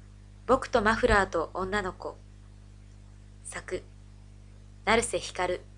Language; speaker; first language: Japanese; native; Japanese